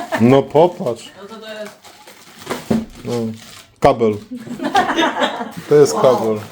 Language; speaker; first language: Polish; native; Polish